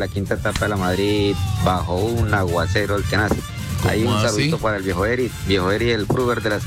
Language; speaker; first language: Spanish; native; Spanish